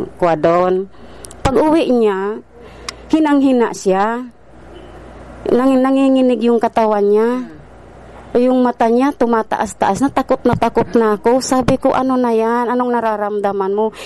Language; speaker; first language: Filipino; non-native, local second language; Bikol